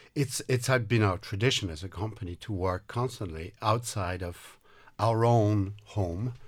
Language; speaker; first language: English; non-native, fluent; French